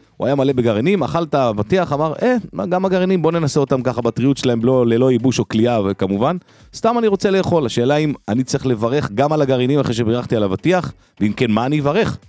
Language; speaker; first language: Hebrew; native; Hebrew